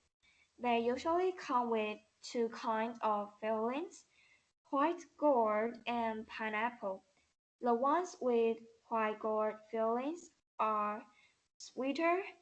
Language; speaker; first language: English; non-native, learner; Chinese